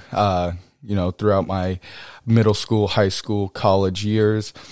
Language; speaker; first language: English; native; English